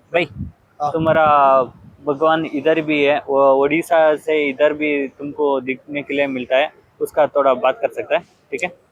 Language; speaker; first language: Hindi; non-native, local second language; Kannada